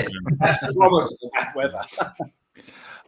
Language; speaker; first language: English; native; English